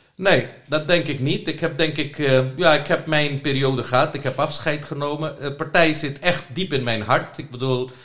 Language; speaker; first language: Dutch; non-native, local second language; Caribbean Hindustani